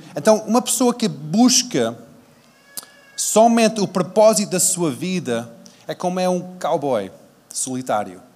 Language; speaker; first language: Portuguese; early bilingual, other home language; English